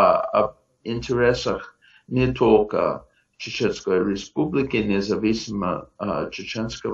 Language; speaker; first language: Russian; non-native, fluent; English